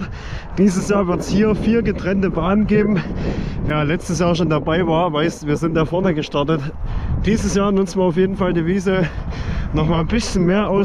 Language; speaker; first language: German; native; German